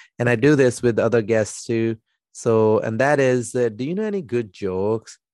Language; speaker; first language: English; non-native, fluent; Urdu